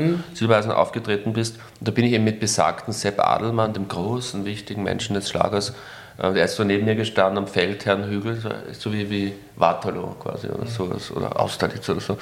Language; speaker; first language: German; native; German